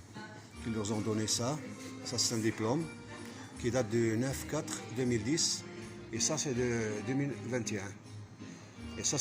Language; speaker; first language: French; non-native, fluent; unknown